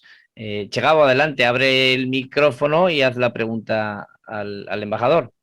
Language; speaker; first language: Spanish; native; Spanish